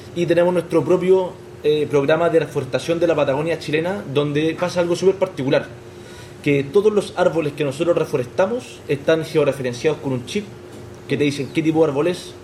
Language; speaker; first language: Spanish; native; Spanish